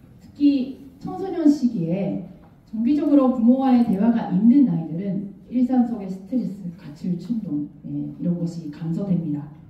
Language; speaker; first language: Korean; non-native, fluent; Japanese